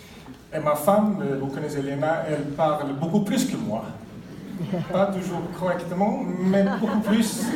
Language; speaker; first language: French; non-native, fluent; Swedish